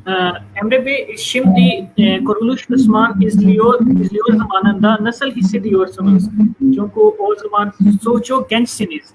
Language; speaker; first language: Turkish; non-native, fluent; Urdu